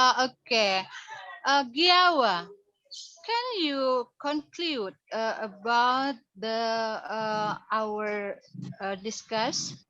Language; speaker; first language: English; non-native, learner; Indonesian